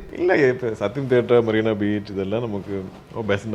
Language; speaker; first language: Tamil; non-native, local second language; Malayalam